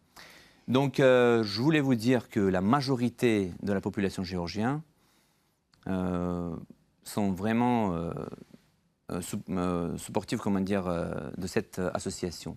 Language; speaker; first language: French; non-native, fluent; Georgian